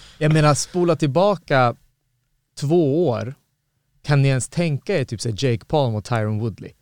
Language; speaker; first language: Swedish; native; Swedish